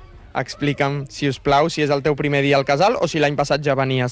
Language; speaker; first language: Catalan; native; Catalan